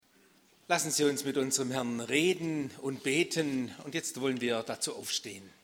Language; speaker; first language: German; native; German